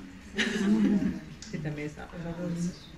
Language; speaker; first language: Spanish; native; Spanish